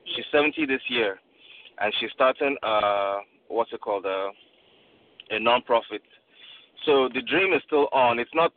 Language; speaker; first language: English; non-native, local second language; Yoruba